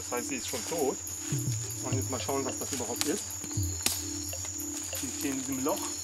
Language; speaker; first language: German; native; German